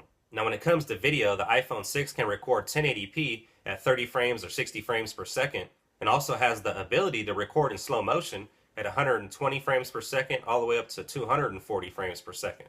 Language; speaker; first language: English; native; English